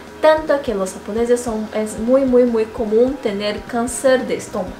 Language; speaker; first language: Spanish; non-native, fluent; Portuguese